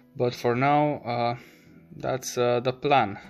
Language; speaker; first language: English; non-native, fluent; Romanian